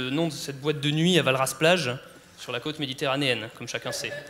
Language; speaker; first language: French; native; French